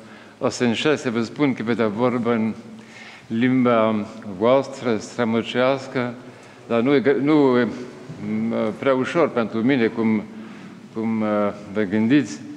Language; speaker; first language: Romanian; non-native, learner; French